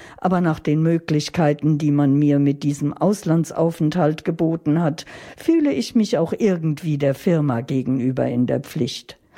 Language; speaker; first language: German; native; German